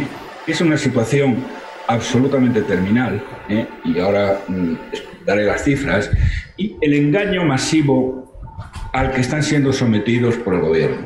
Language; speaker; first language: Spanish; native; Spanish